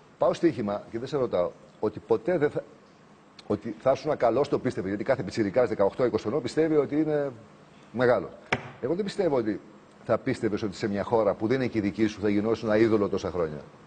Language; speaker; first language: Greek; native; Greek